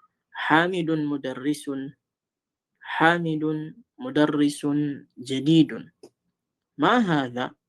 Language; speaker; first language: Arabic; non-native, fluent; Filipino